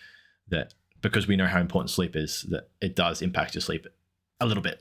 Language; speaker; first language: English; native; English